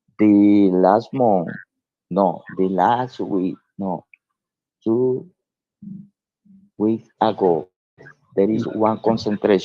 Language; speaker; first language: English; non-native, learner; Spanish